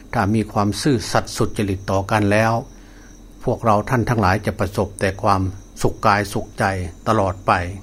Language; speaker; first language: Thai; native; Thai